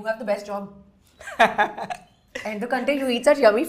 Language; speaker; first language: Telugu; non-native, learner; Hindi